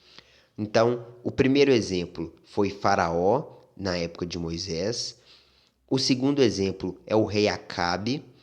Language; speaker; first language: Portuguese; native; Portuguese